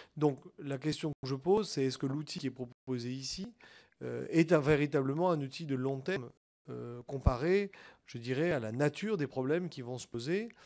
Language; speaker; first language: French; native; French